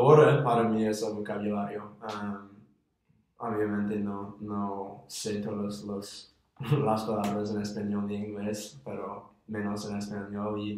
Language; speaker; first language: Spanish; non-native, fluent; English